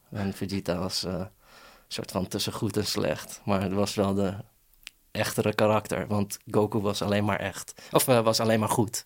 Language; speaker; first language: Dutch; early bilingual, other home language; Persian